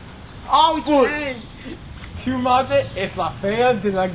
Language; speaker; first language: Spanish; non-native, learner; English